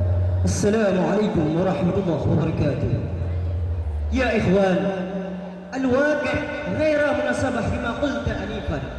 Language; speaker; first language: Arabic; non-native, learner; Indonesian